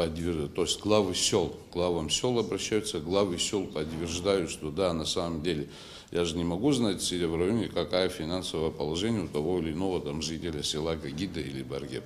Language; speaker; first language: Russian; non-native, local second language; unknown